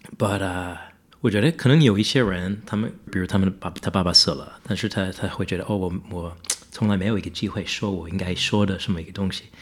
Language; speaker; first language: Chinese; non-native, fluent; English